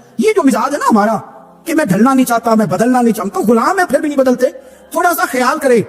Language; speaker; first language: Urdu; non-native, local second language; Punjabi